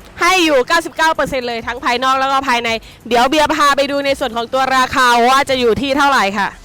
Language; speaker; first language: Thai; native; Thai